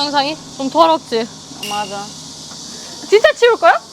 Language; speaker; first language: Korean; non-native, fluent; German